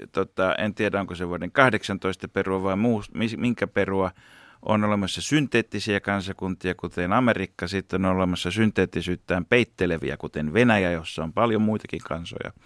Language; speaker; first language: Finnish; native; Finnish